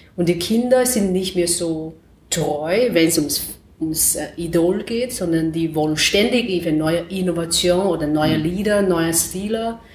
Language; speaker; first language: German; non-native, fluent; Chinese